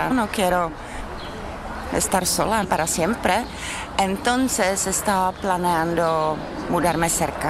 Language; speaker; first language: Spanish; non-native, learner; Czech